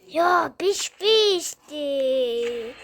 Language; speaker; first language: Mongolian; early bilingual, heritage; Mongolian